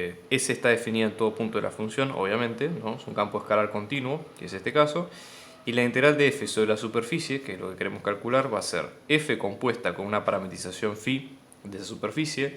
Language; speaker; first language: Spanish; native; Spanish